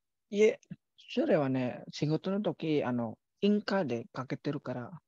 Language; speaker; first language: Japanese; non-native, fluent; Indonesian